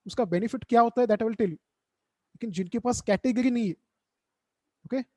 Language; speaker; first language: Hindi; non-native, local second language; Marathi